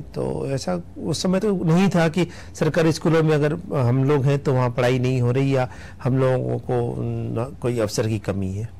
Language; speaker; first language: Hindi; native; Hindi